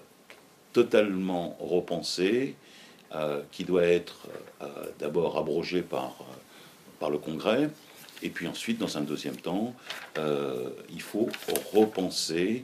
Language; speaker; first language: French; native; French